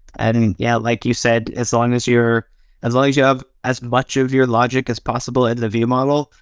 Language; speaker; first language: English; native; English